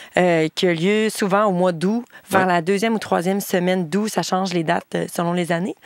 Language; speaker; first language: French; native; French